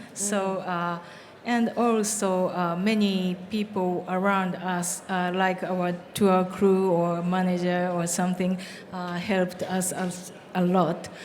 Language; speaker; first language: English; non-native, learner; Japanese